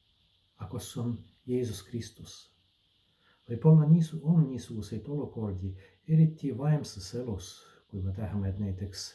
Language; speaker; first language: Estonian; non-native, fluent; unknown